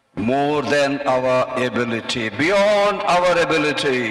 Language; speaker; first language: English; non-native, local second language; Telugu